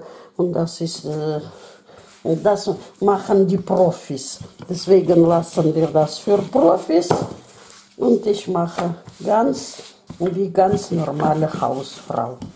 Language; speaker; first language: German; non-native, fluent; Russian